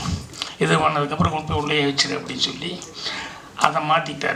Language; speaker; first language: Tamil; native; Tamil